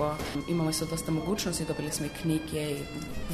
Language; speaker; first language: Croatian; non-native, fluent; German